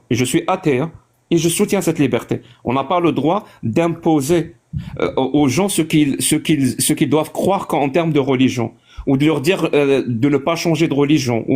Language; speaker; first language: French; non-native, local second language; Arabic